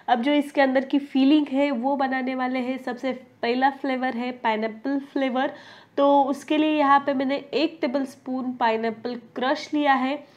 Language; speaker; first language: Hindi; non-native, local second language; Marathi